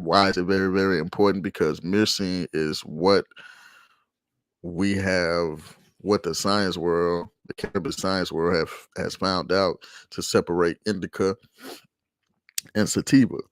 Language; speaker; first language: English; native; English